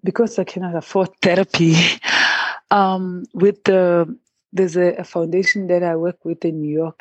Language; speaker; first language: English; non-native, local second language; Zulu